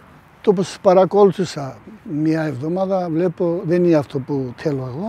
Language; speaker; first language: Greek; non-native, fluent; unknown